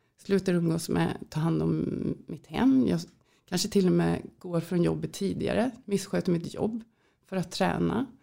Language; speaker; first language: Swedish; native; Swedish